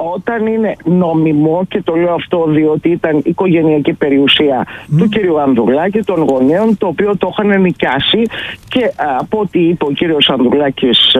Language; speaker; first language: Greek; native; Greek